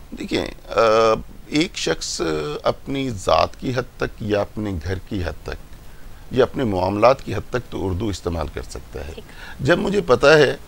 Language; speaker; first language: Urdu; non-native, local second language; Punjabi